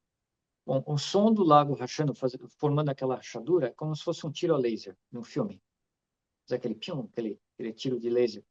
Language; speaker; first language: Portuguese; native; Portuguese